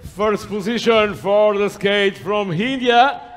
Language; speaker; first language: English; non-native, learner; Portuguese